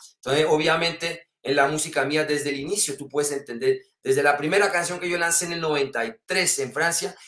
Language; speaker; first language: Spanish; early bilingual, heritage; French